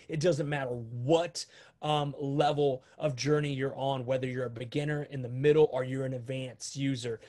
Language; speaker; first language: English; native; English